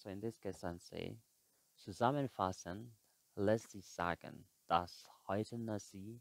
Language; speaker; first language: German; non-native, fluent; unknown